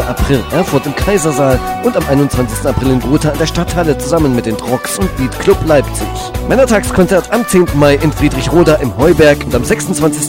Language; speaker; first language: German; native; German